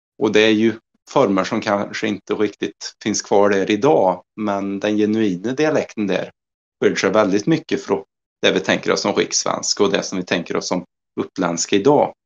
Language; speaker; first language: Swedish; native; Swedish